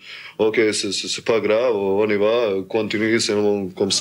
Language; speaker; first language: French; non-native, learner; Serbian